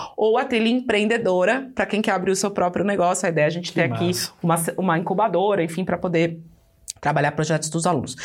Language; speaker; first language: Portuguese; native; Portuguese